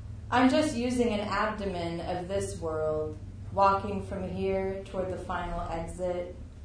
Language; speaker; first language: English; native; English